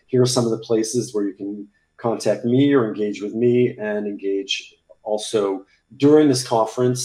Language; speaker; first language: English; native; English